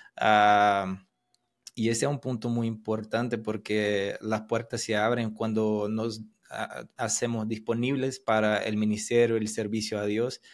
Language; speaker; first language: Spanish; non-native, fluent; Portuguese